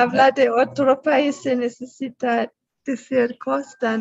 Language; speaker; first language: Spanish; non-native, fluent; German